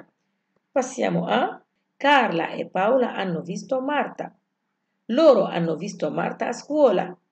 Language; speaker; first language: Italian; non-native, fluent; Arabic